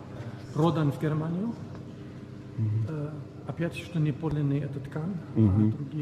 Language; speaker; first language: Russian; non-native, fluent; German